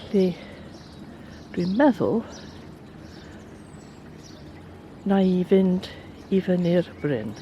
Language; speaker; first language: Welsh; non-native, fluent; English